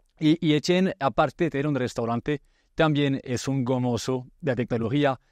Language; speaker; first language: Spanish; non-native, fluent; French